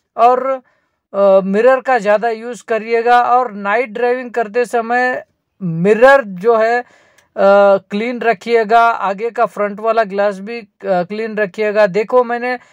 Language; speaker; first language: Hindi; non-native, local second language; Marathi